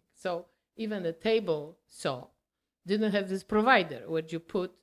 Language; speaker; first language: English; non-native, learner; Polish